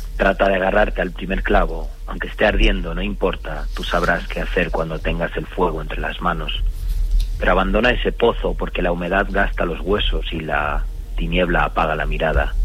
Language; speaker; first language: Spanish; early bilingual, other home language; Romanian